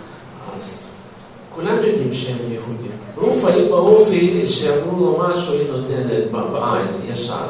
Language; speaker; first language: Hebrew; non-native, fluent; Russian